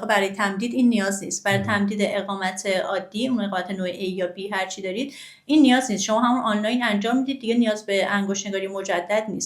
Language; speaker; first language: Persian; native; Persian